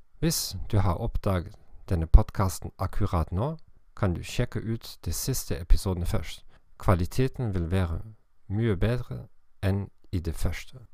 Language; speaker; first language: Norwegian; non-native, learner; German